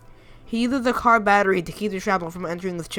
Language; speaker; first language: English; native; English